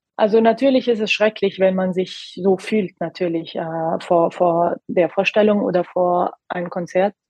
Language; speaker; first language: German; non-native, fluent; Arabic